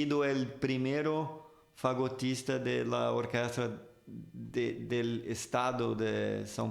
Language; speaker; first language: Spanish; non-native, fluent; Portuguese